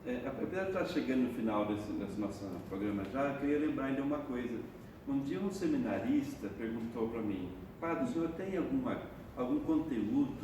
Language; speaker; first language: Portuguese; native; Portuguese